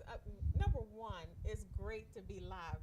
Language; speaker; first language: English; native; English